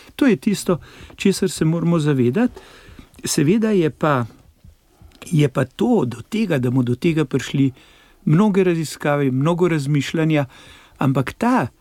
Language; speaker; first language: Slovenian; native; Slovenian